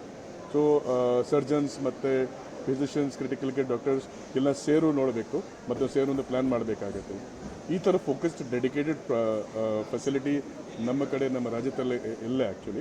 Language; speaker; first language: Kannada; non-native, learner; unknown